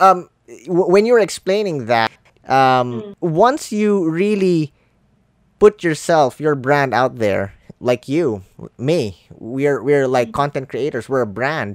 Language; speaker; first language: English; non-native, local second language; Filipino